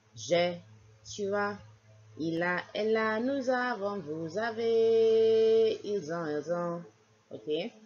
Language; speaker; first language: French; non-native, fluent; English